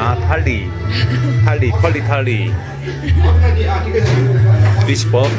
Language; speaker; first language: English; non-native, learner; Korean